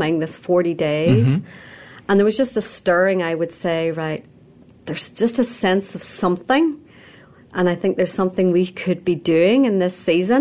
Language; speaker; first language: English; native; English